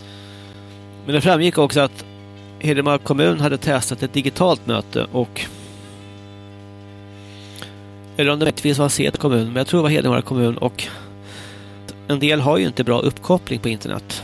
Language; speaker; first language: Swedish; native; Swedish